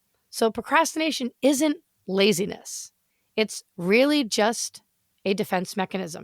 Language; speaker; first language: English; native; English